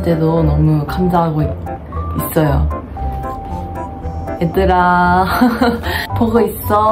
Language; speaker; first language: Korean; non-native, fluent; Japanese